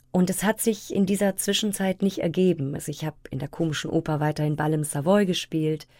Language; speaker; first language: German; native; German